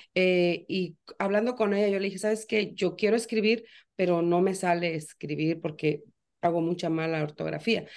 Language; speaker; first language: Spanish; native; Spanish